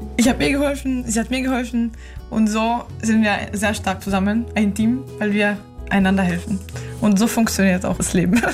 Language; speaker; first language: German; early bilingual, other home language; Ukrainian